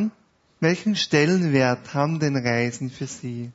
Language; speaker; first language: German; native; German